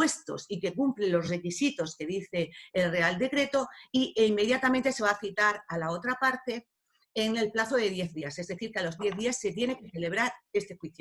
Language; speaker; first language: Spanish; native; Spanish